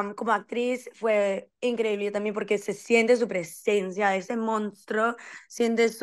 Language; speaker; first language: Spanish; early bilingual, heritage; Spanish